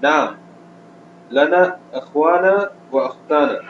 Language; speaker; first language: Arabic; non-native, learner; Urdu